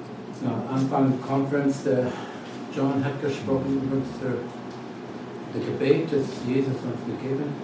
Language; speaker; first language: German; non-native, learner; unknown